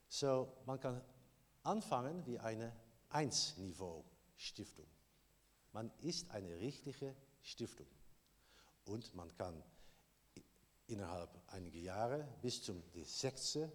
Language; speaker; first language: German; non-native, learner; Dutch